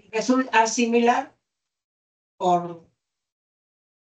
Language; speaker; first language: English; non-native, learner; Spanish